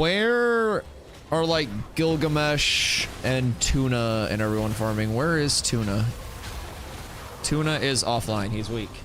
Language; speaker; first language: English; native; English